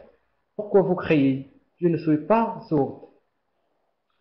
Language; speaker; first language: French; non-native, learner; Arabic